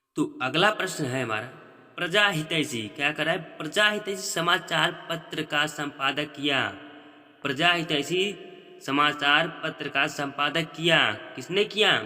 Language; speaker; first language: Hindi; native; Hindi